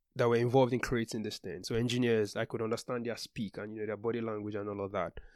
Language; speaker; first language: English; non-native, local second language; Yoruba